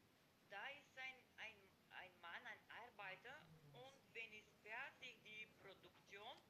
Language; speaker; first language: German; non-native, learner; Macedonian